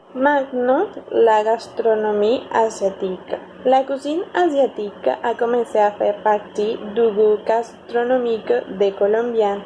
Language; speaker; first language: French; non-native, learner; Spanish